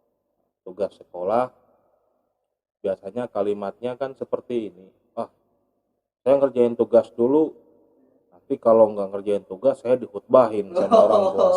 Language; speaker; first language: Indonesian; native; Indonesian